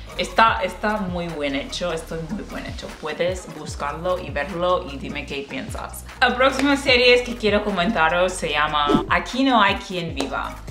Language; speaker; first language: Spanish; non-native, fluent; English